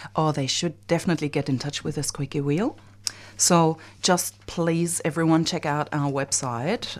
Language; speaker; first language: English; non-native, fluent; German